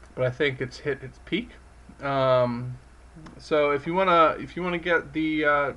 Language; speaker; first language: English; native; English